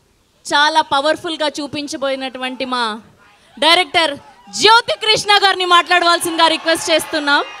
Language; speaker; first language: Telugu; native; Telugu